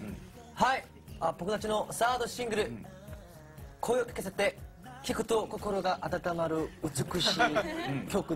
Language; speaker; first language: Japanese; non-native, fluent; Korean